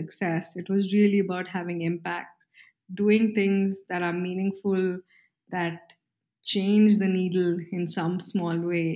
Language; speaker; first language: English; non-native, local second language; Kannada